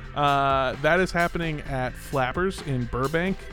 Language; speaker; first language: English; native; English